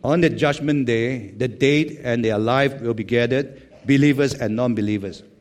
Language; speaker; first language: English; non-native, local second language; Chinese